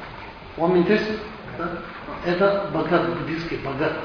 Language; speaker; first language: Russian; non-native, learner; Tibetan